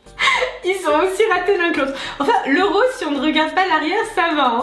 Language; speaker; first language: French; native; French